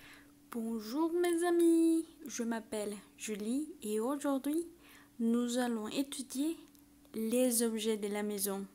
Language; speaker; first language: French; non-native, learner; Spanish